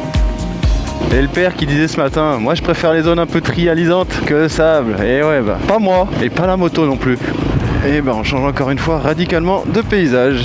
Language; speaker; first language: French; native; French